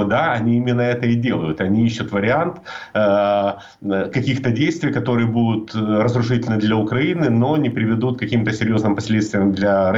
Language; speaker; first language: Russian; native; Russian